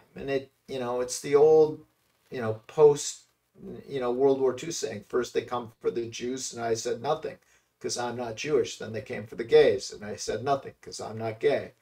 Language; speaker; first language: English; native; English